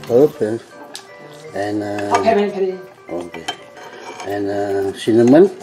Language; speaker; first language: English; non-native, learner; Vietnamese